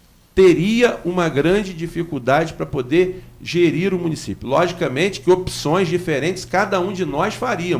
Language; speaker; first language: Portuguese; native; Portuguese